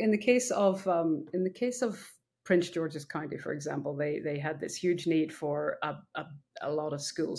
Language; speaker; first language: English; native; English